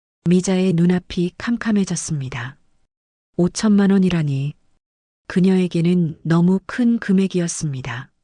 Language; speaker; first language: Korean; native; Korean